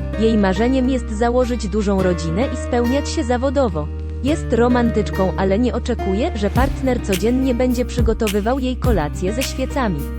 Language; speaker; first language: Polish; native; Polish